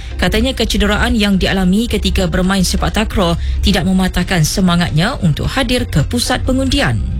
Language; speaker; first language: Malay; native; Malay